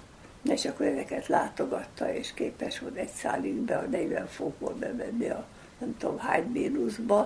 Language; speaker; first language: Hungarian; native; Hungarian